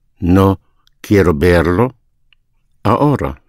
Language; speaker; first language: Spanish; non-native, fluent; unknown